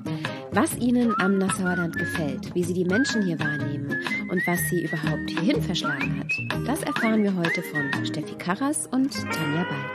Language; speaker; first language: German; native; German